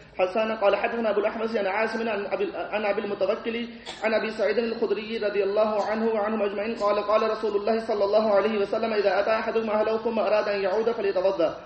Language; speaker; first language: Arabic; non-native, fluent; Urdu